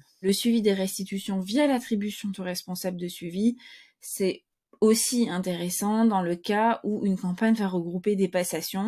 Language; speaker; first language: French; native; French